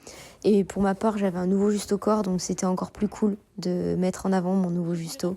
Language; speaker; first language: French; native; French